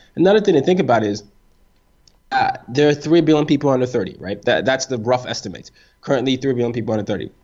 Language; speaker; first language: English; non-native, local second language; Yoruba